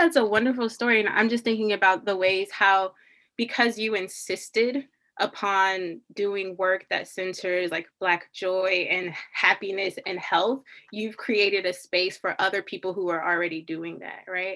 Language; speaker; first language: English; native; English